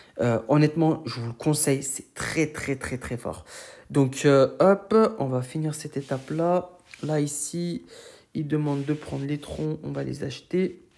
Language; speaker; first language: French; native; French